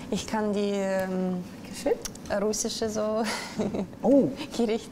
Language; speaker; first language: German; non-native, learner; Russian